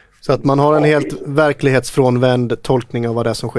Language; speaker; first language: Swedish; native; Swedish